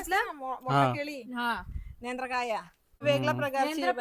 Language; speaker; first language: Marathi; non-native, learner; Malayalam